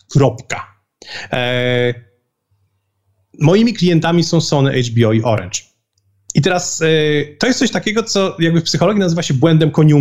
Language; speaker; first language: Polish; native; Polish